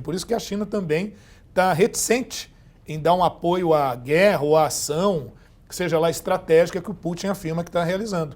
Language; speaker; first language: Portuguese; native; Portuguese